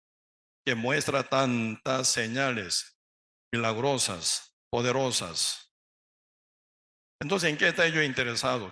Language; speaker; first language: Spanish; non-native, learner; Korean